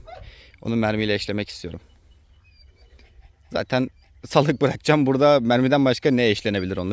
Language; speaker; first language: Turkish; native; Turkish